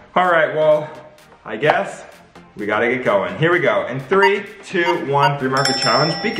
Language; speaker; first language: English; native; English